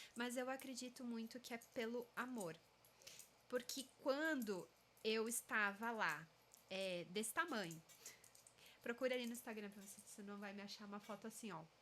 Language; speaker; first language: Portuguese; native; Portuguese